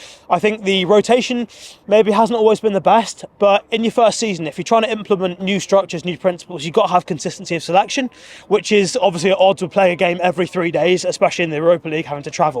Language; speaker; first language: English; native; English